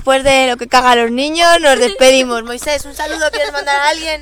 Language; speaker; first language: Spanish; native; Spanish